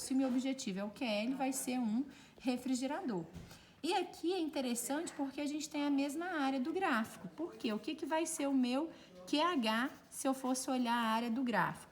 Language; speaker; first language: Portuguese; native; Portuguese